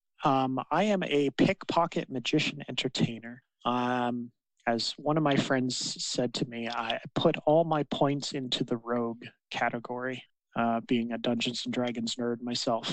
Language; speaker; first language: English; native; English